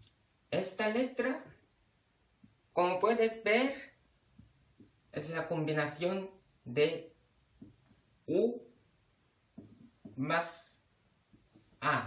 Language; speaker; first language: Spanish; non-native, fluent; Korean